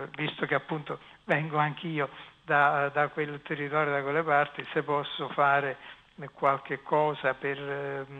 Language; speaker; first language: Italian; native; Italian